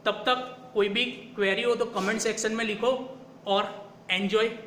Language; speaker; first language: Hindi; non-native, local second language; Gujarati